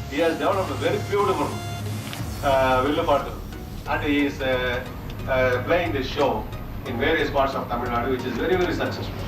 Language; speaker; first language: English; non-native, local second language; Tamil